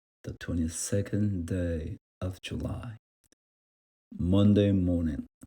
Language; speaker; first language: English; non-native, fluent; Korean